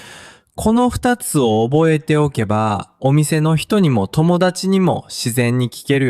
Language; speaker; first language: Japanese; native; Japanese